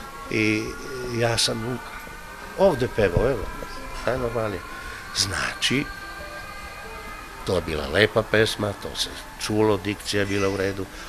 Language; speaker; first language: Serbian; non-native, fluent; Slovenian